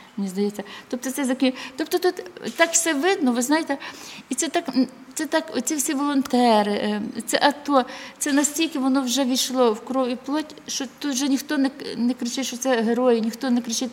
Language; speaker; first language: Ukrainian; native; Ukrainian